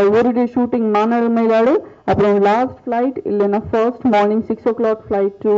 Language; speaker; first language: Tamil; non-native, learner; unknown